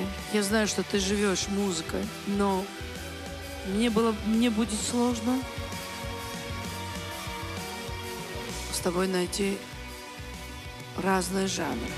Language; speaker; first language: Russian; non-native, fluent; Georgian